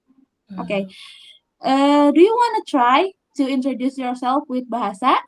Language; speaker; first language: English; non-native, learner; Indonesian